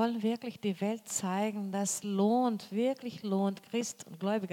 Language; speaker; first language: German; non-native, learner; Portuguese